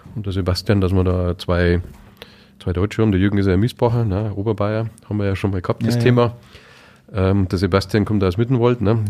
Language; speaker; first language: German; native; German